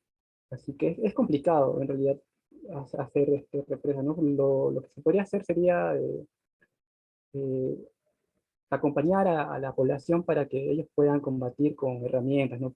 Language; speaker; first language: Spanish; native; Spanish